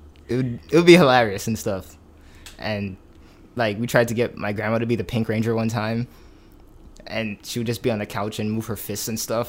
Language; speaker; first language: English; native; English